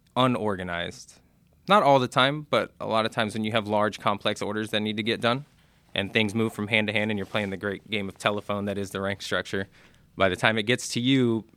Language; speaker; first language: English; native; English